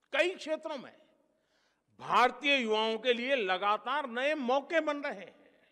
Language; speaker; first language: Hindi; non-native, local second language; Gujarati